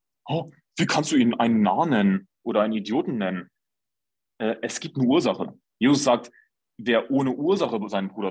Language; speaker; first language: German; native; German